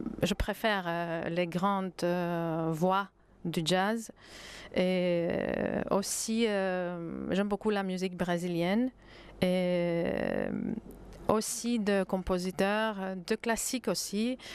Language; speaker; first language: French; non-native, fluent; Greek